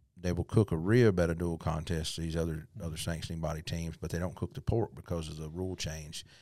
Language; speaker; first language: English; native; English